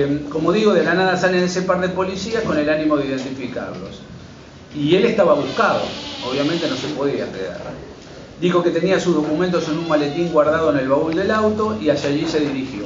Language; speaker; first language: Spanish; native; Spanish